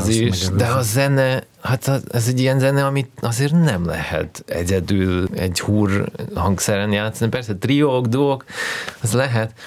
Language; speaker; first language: Hungarian; early bilingual, heritage; Hungarian